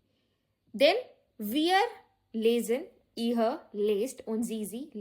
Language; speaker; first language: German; non-native, learner; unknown